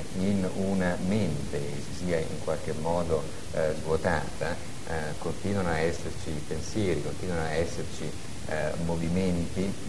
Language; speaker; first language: Italian; native; Italian